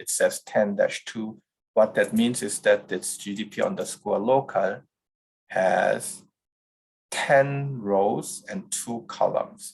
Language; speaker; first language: English; non-native, fluent; Korean